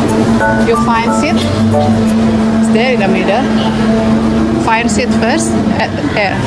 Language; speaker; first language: English; non-native, learner; Indonesian